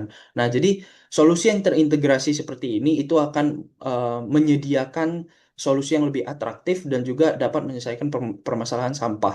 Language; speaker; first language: Indonesian; native; Indonesian